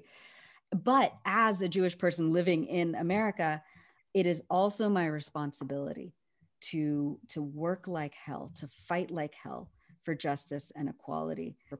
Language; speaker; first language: English; native; English